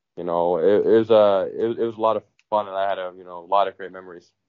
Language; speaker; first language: English; non-native, fluent; Finnish